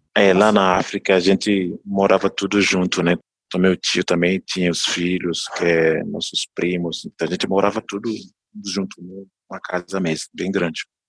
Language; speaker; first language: Portuguese; non-native, fluent; Dyula